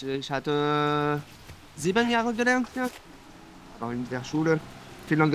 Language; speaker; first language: German; non-native, learner; French